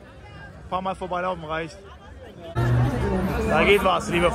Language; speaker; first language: German; native; German